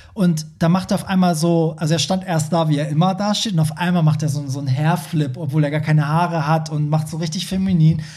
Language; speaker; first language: German; native; German